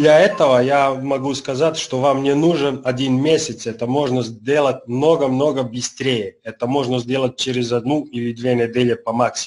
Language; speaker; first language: Russian; non-native, learner; Serbian